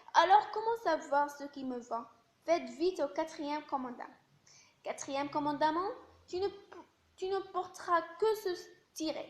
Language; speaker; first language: French; non-native, local second language; Arabic